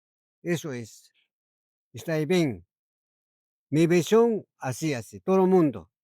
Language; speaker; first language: Spanish; non-native, local second language; Quechua